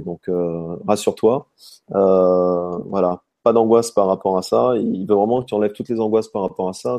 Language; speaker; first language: French; native; French